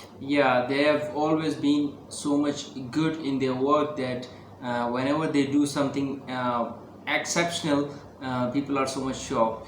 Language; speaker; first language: English; non-native, local second language; Urdu